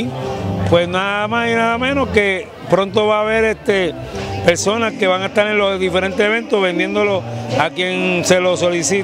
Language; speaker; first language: Spanish; native; Spanish